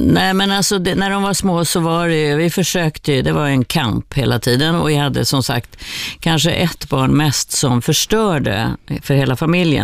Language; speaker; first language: Swedish; native; Swedish